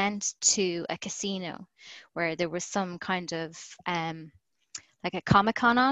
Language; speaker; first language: English; native; English